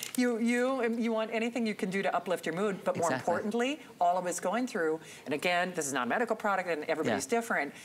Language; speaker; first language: English; native; English